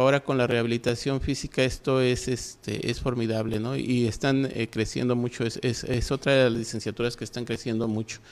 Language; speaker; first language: Spanish; native; Spanish